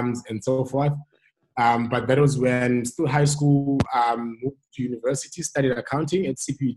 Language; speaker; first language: English; non-native, local second language; Xhosa